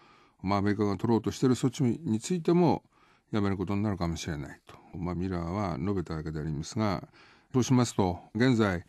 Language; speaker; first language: Japanese; native; Japanese